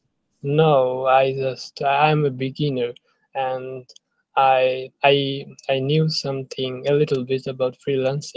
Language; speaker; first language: English; non-native, learner; Bangla